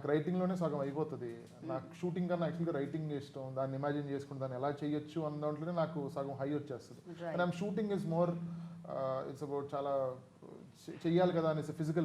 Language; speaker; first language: Telugu; native; Telugu